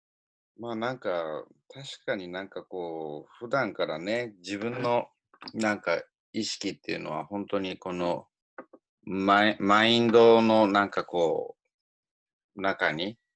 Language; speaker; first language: Japanese; native; Japanese